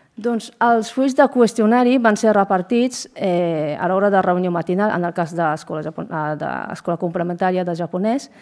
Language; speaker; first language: Catalan; non-native, fluent; Japanese